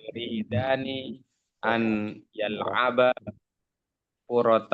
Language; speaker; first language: Arabic; non-native, learner; Indonesian